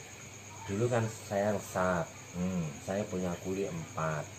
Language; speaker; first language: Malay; non-native, local second language; Javanese